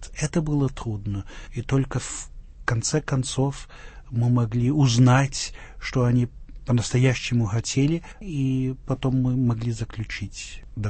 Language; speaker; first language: Russian; non-native, fluent; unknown